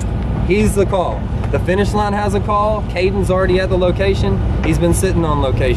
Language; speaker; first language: English; native; English